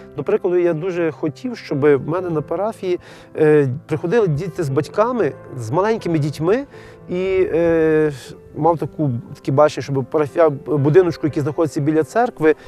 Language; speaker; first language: Ukrainian; native; Ukrainian